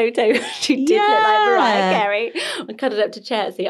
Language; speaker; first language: English; native; English